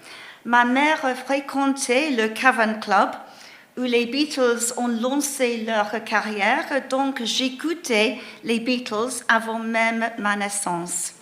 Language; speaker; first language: French; non-native, fluent; English